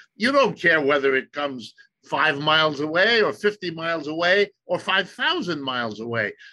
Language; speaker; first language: English; early bilingual, other home language; German